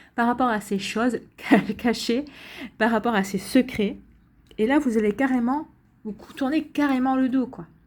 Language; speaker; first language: French; native; French